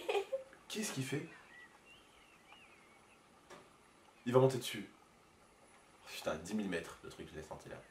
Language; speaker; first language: French; native; French